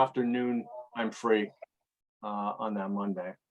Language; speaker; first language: English; native; English